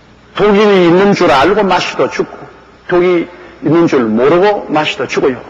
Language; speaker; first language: Korean; native; Korean